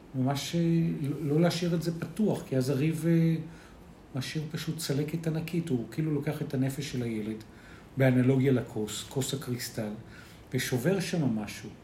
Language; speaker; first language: Hebrew; early bilingual, other home language; Spanish